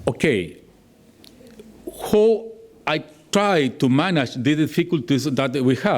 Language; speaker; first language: English; non-native, learner; Spanish